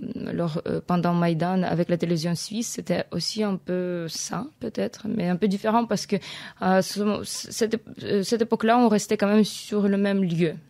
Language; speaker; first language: French; non-native, fluent; Ukrainian